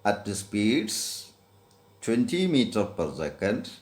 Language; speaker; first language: English; non-native, local second language; Malayalam